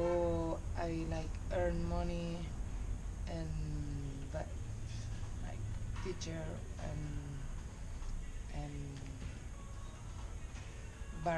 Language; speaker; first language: English; non-native, learner; Spanish